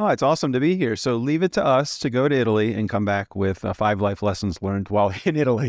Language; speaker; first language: English; native; English